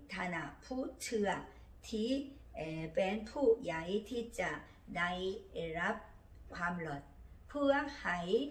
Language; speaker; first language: Thai; non-native, learner; Korean